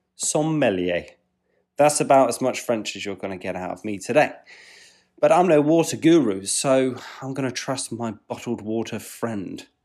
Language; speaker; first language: English; native; English